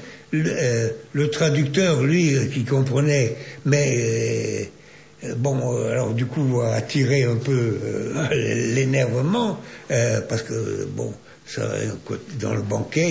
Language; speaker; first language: French; native; French